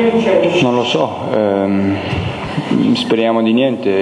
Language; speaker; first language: Italian; non-native, learner; Danish